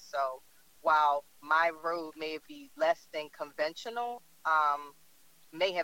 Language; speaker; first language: English; native; English